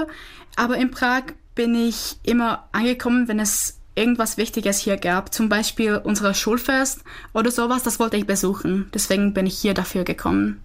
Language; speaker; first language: German; non-native, fluent; Czech